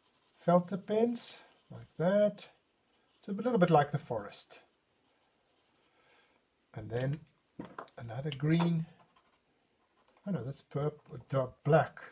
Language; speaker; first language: English; non-native, fluent; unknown